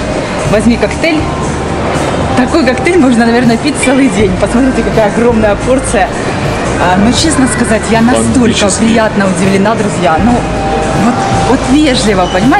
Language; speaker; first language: Russian; native; Russian